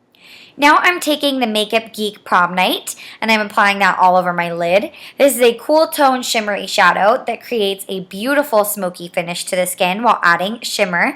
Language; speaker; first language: English; native; English